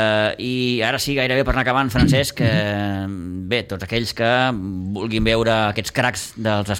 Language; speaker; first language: Catalan; native; Catalan